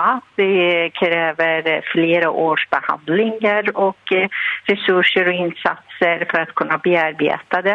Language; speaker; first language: Swedish; non-native, fluent; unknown